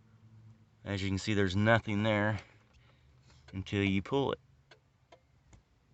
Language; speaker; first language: English; native; English